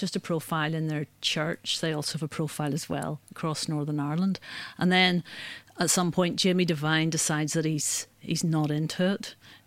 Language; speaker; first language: English; native; English